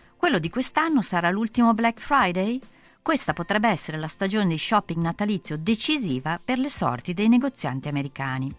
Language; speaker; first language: Italian; native; Italian